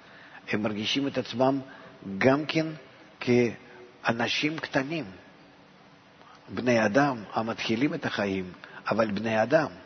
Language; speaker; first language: Hebrew; non-native, fluent; Russian